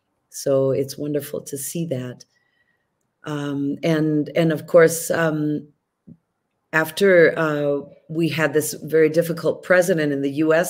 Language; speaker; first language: English; early bilingual, other home language; Spanish